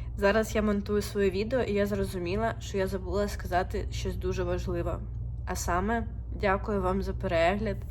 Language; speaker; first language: Ukrainian; native; Ukrainian